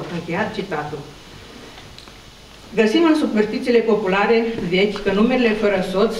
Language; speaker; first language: Romanian; native; Romanian